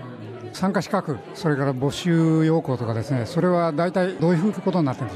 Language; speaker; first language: Japanese; native; Japanese